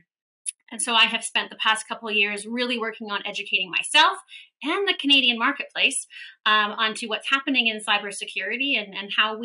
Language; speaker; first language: English; native; English